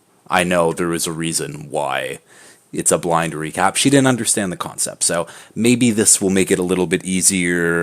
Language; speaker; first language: English; native; English